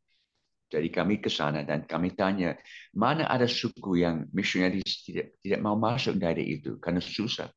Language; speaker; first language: Indonesian; non-native, fluent; English